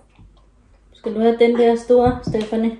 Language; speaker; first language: Danish; non-native, learner; Thai